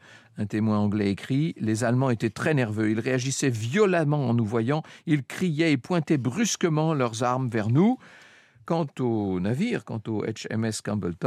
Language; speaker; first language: French; native; French